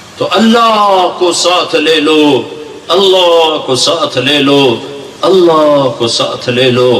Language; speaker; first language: Urdu; non-native, local second language; Punjabi